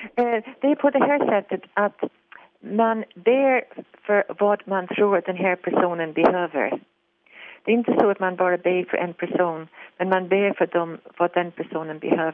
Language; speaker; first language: Swedish; non-native, fluent; English